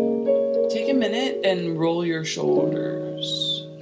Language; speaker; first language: English; native; English